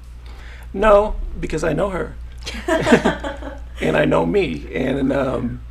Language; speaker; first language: English; native; English